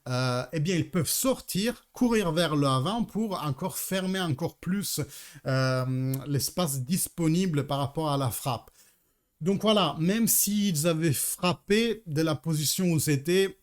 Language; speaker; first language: French; early bilingual, heritage; Italian